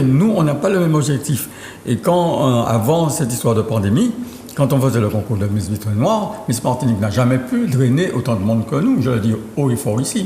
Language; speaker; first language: French; native; French